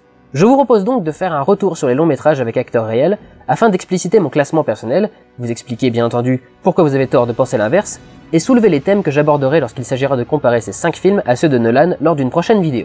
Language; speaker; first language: French; native; French